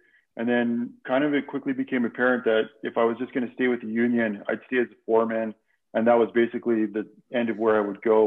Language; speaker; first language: English; native; English